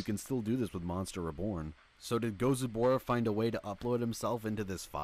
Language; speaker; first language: English; native; English